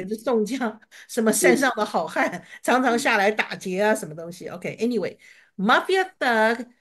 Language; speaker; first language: Chinese; native; Chinese